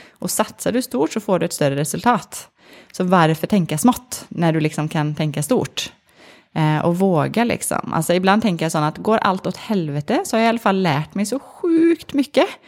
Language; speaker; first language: Swedish; native; Swedish